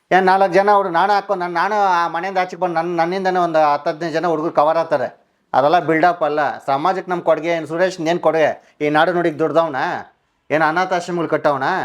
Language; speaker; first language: Kannada; native; Kannada